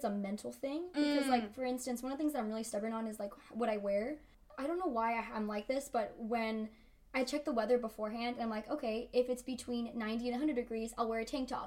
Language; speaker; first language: English; early bilingual, other home language; Spanish